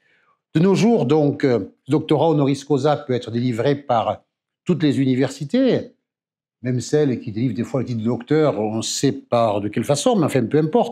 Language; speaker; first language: French; native; French